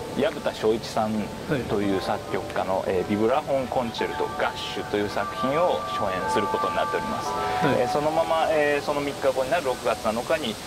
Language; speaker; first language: Japanese; native; Japanese